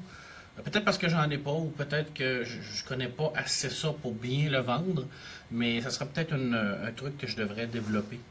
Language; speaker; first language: French; native; French